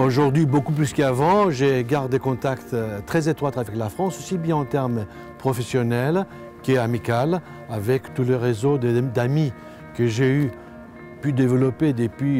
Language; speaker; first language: French; non-native, fluent; Greek